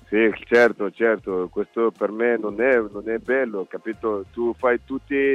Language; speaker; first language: Italian; non-native, fluent; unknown